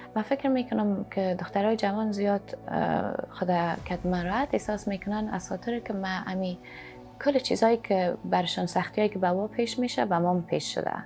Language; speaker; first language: Persian; early bilingual, heritage; Persian